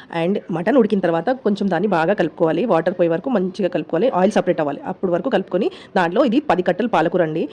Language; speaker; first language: Telugu; non-native, local second language; Urdu